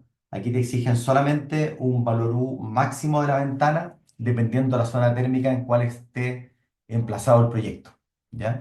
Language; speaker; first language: Spanish; native; Spanish